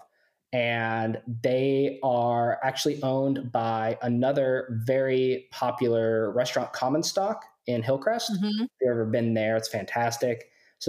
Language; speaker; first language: English; native; English